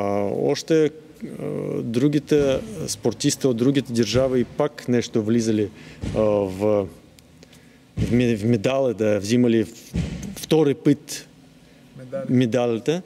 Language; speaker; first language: Bulgarian; non-native, learner; Russian